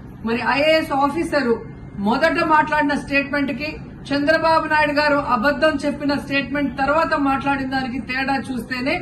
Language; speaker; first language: Telugu; native; Telugu